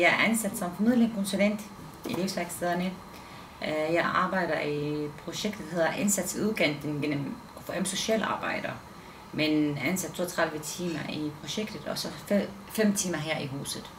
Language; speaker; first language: Danish; non-native, fluent; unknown